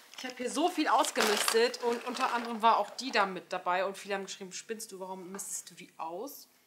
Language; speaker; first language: German; early bilingual, other home language; Turkish